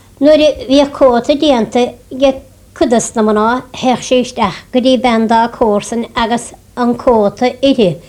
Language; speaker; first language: Irish; native; Irish